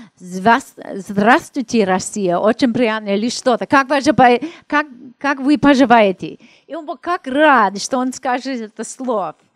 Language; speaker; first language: Russian; non-native, learner; English